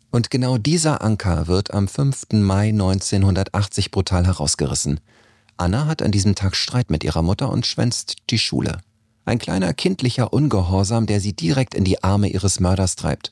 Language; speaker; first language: German; native; German